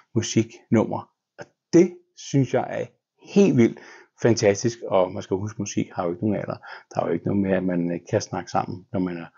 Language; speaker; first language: Danish; native; Danish